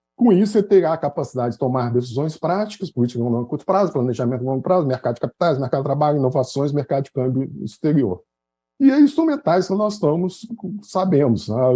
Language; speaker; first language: Portuguese; native; Portuguese